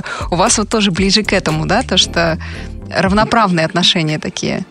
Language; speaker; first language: Russian; native; Russian